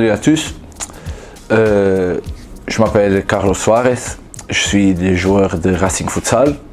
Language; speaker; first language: French; non-native, fluent; Portuguese